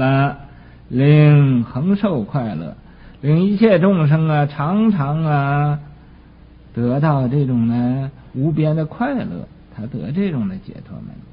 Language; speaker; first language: Chinese; native; Chinese